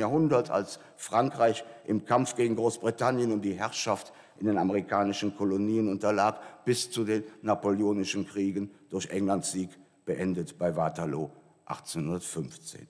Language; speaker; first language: German; native; German